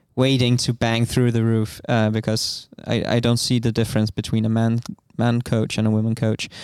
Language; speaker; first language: English; non-native, fluent; Danish